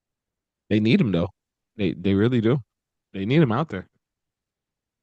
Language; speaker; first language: English; native; English